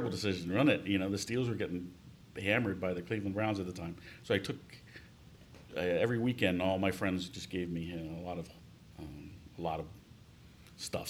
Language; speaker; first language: English; native; English